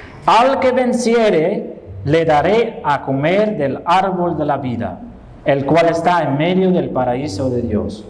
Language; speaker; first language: Spanish; non-native, fluent; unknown